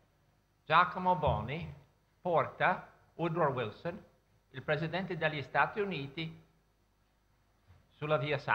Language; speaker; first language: Italian; non-native, fluent; English